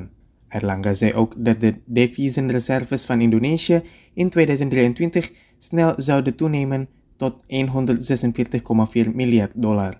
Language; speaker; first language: Dutch; non-native, fluent; Indonesian